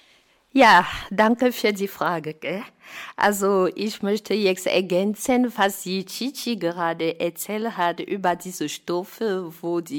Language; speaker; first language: German; non-native, fluent; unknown